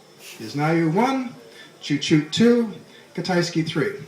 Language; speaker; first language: Russian; non-native, learner; English